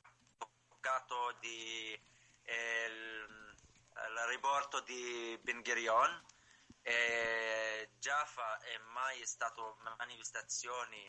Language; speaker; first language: Italian; non-native, learner; Arabic